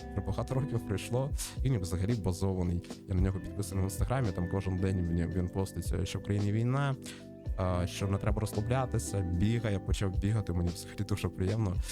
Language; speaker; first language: Ukrainian; non-native, local second language; Russian